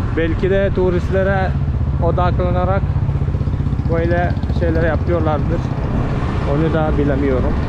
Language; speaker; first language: Turkish; non-native, fluent; Malayalam